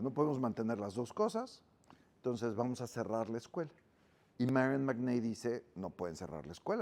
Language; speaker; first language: Spanish; native; Spanish